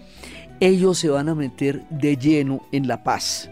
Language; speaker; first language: Spanish; native; Spanish